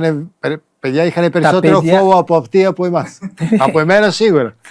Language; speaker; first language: Greek; non-native, fluent; Serbian